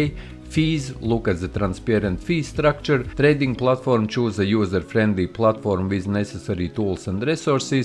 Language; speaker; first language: English; non-native, fluent; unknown